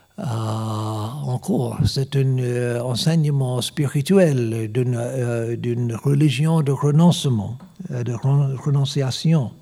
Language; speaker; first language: French; non-native, learner; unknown